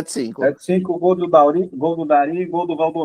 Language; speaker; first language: Portuguese; native; Portuguese